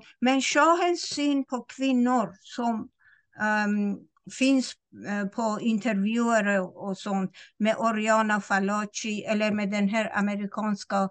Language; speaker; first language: Swedish; non-native, fluent; Persian